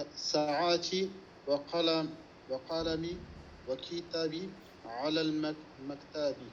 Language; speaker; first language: Arabic; non-native, learner; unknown